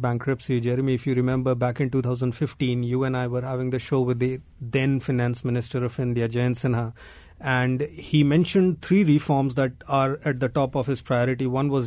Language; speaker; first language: English; non-native, local second language; Hindi